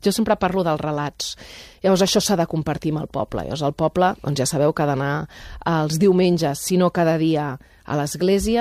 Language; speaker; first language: Catalan; native; Catalan